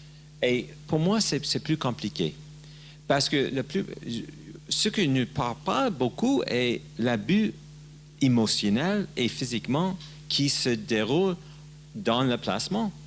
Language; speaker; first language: French; non-native, learner; English